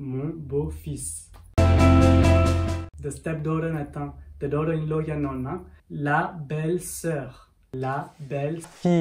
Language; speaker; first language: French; early bilingual, other home language; Sinhala